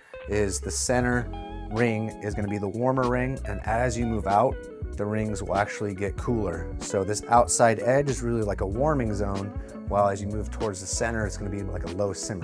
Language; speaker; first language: English; native; English